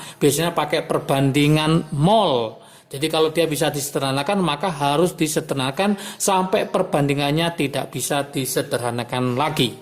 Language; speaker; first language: Indonesian; native; Indonesian